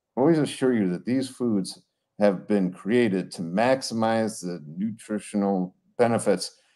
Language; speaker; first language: English; native; English